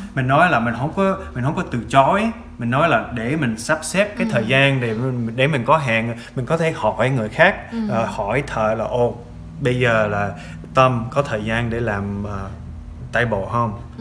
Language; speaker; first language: Vietnamese; non-native, fluent; English